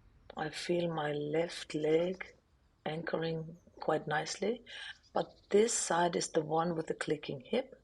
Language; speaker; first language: English; non-native, fluent; German